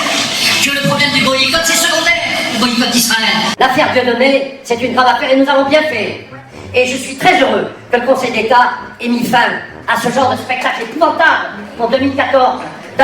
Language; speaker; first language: French; native; French